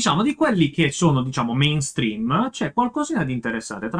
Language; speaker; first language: Italian; native; Italian